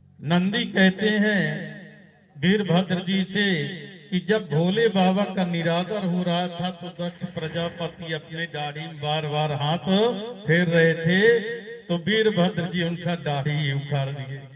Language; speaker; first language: Hindi; native; Hindi